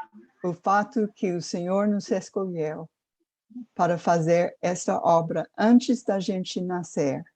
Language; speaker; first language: Portuguese; non-native, fluent; English